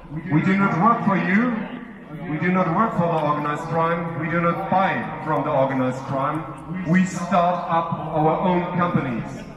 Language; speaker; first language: English; non-native, fluent; German